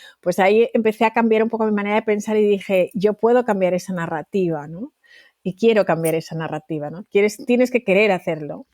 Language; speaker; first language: Spanish; native; Spanish